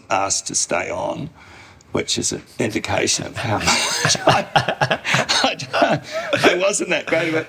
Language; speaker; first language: English; native; English